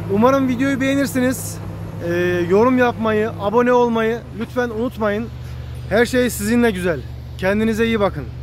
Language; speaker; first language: Turkish; native; Turkish